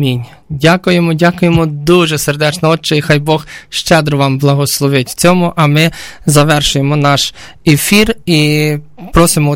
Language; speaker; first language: Ukrainian; native; Ukrainian